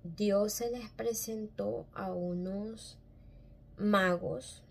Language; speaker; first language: Spanish; native; Spanish